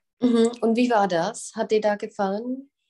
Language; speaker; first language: German; non-native, fluent; Czech